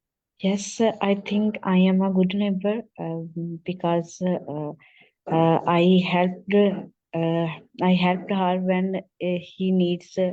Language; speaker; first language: English; non-native, learner; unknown